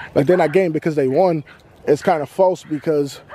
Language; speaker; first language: English; native; English